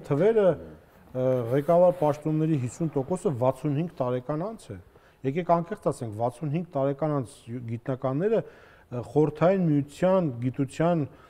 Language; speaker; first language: Armenian; native; Armenian